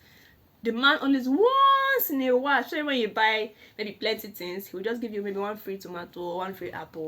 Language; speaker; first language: English; non-native, local second language; Igbo